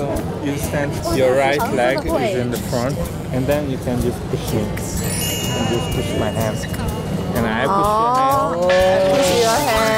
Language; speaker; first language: English; non-native, learner; Chinese